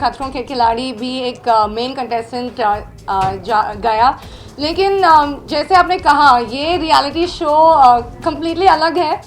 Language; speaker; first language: Hindi; non-native, local second language; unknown